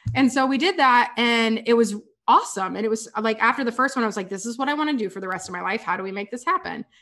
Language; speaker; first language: English; native; English